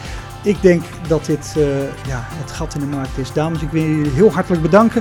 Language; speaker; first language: Dutch; native; Dutch